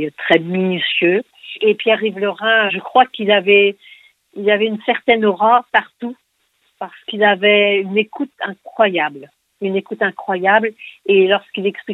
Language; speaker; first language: French; non-native, local second language; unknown